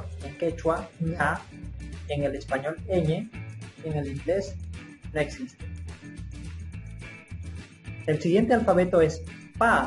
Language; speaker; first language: Spanish; non-native, local second language; Quechua